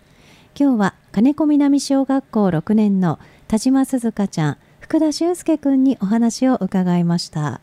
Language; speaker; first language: Japanese; native; Japanese